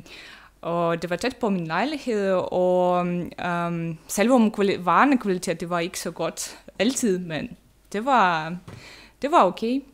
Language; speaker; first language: Danish; non-native, learner; Russian